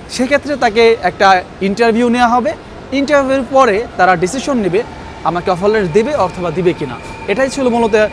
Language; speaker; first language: Bangla; native; Bangla